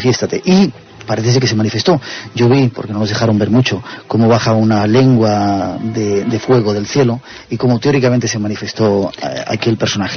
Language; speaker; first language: Spanish; native; Spanish